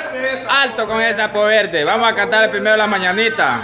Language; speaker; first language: Spanish; native; Spanish